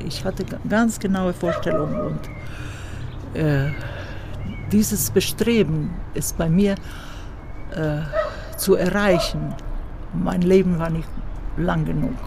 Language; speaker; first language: German; non-native, fluent; Croatian